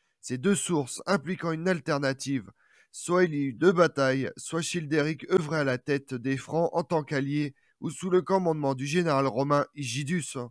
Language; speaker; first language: French; native; French